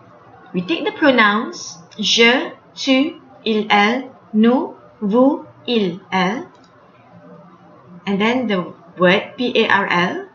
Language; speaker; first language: French; non-native, fluent; Malay